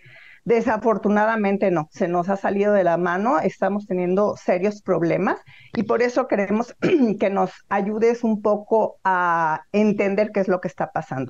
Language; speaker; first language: Spanish; native; Spanish